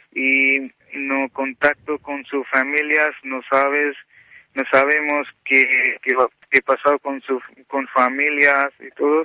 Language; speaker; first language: Spanish; non-native, learner; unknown